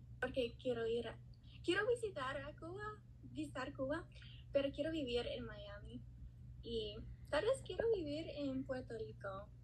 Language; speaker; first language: Spanish; non-native, learner; English